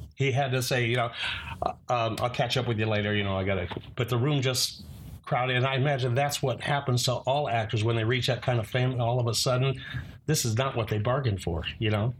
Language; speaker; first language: English; native; English